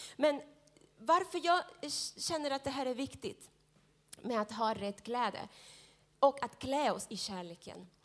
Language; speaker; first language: Swedish; non-native, fluent; Spanish